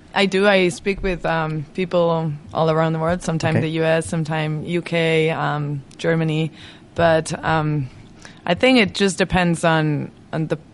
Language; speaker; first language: English; non-native, fluent; Spanish